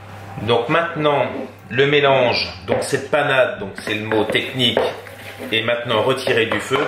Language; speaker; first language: French; native; French